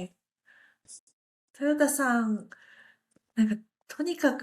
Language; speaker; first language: Japanese; native; Japanese